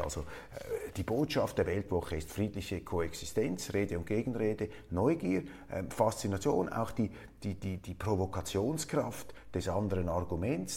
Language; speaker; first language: German; native; German